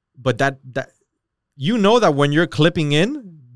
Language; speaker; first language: English; native; English